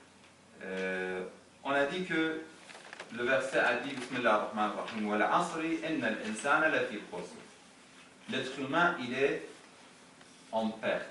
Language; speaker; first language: French; non-native, fluent; Arabic